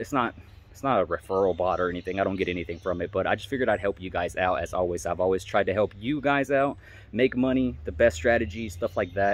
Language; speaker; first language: English; native; English